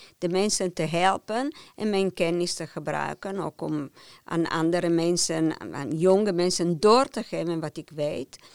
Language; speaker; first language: Dutch; non-native, fluent; Italian